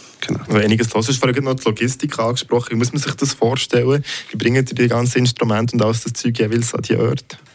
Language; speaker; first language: German; native; German